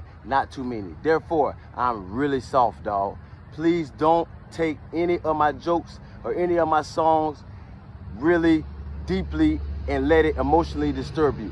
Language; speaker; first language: English; native; English